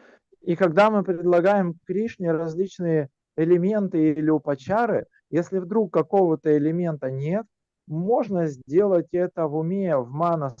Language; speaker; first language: Russian; native; Russian